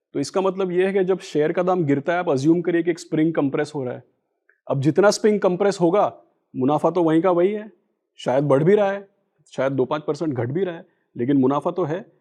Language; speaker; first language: Hindi; non-native, local second language; Gujarati